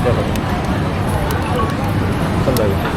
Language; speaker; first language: Chinese; non-native, fluent; Korean